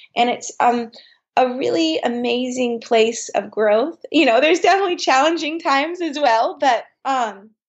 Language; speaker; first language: English; native; English